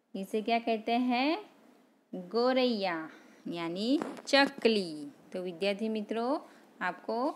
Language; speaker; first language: Hindi; non-native, local second language; Gujarati